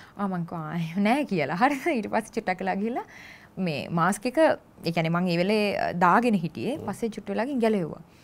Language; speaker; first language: Sinhala; native; Sinhala